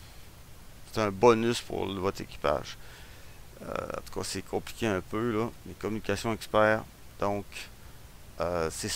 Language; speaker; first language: French; native; French